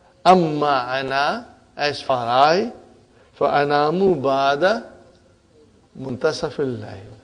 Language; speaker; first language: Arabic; non-native, fluent; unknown